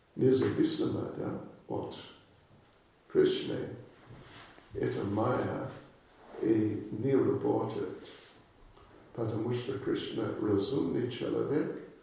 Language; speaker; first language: Russian; non-native, learner; English